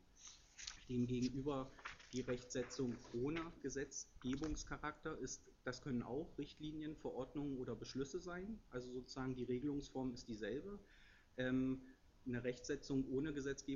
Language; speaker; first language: German; native; German